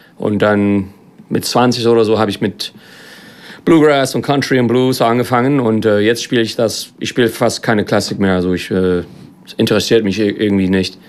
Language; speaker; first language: German; non-native, fluent; English